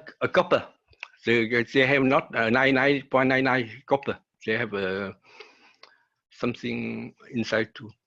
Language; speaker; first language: English; non-native, learner; Vietnamese